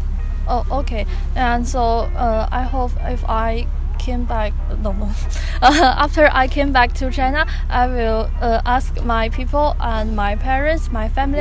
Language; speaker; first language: English; non-native, learner; Chinese